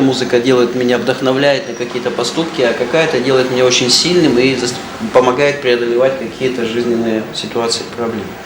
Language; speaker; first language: Russian; native; Russian